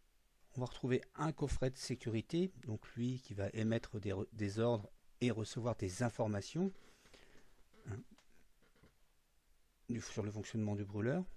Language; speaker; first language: French; native; French